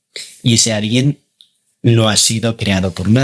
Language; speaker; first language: Spanish; native; Spanish